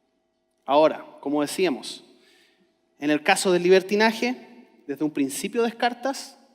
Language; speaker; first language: Spanish; native; Spanish